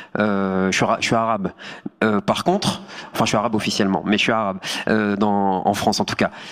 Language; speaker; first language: French; native; French